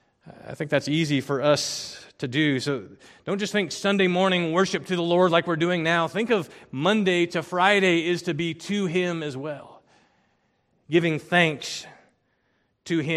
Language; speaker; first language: English; native; English